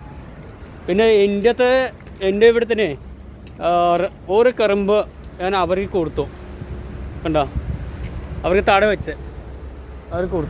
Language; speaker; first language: Malayalam; non-native, local second language; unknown